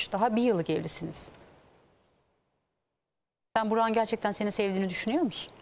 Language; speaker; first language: Turkish; native; Turkish